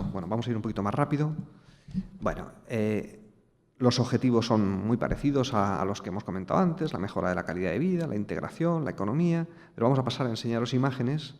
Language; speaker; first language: Spanish; native; Spanish